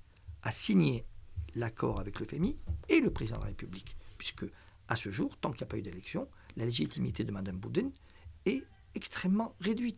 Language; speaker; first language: French; non-native, local second language; Arabic